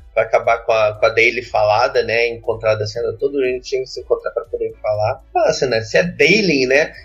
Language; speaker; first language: Portuguese; native; Portuguese